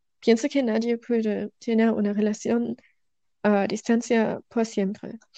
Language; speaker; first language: Spanish; non-native, learner; German